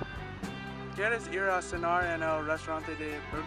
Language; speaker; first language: Spanish; non-native, learner; English